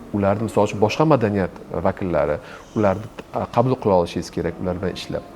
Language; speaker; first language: Uzbek; native; Uzbek